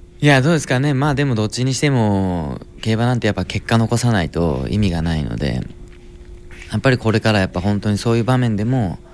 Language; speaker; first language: Japanese; native; Japanese